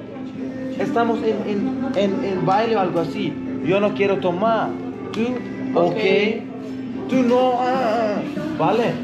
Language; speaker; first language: Spanish; non-native, learner; Swedish